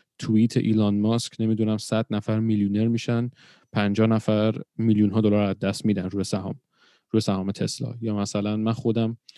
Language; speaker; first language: Persian; early bilingual, other home language; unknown